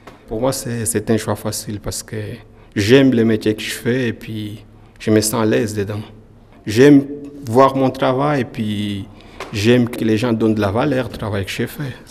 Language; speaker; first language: French; non-native, fluent; Portuguese